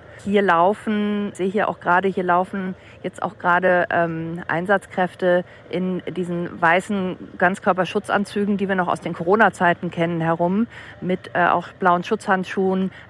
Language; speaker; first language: German; native; German